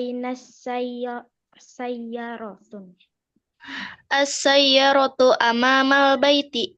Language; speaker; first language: Arabic; non-native, learner; Indonesian